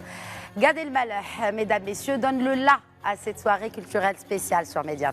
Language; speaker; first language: French; non-native, local second language; Arabic